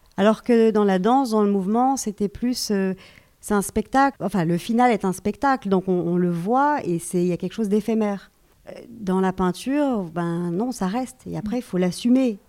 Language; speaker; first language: French; native; French